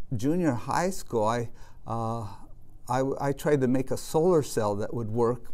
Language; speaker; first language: English; native; English